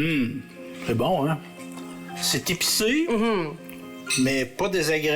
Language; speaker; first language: French; native; French